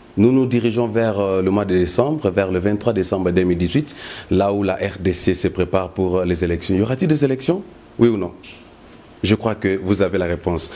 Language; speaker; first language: French; non-native, local second language; Lingala